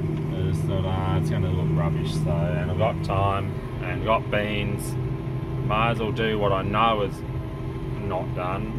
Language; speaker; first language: English; native; English